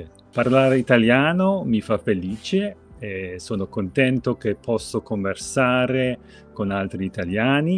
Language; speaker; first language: Italian; non-native, fluent; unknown